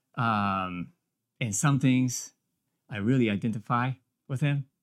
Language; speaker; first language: English; non-native, fluent; Japanese